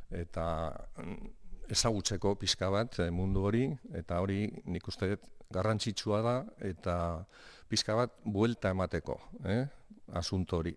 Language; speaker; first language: Basque; non-native, local second language; Spanish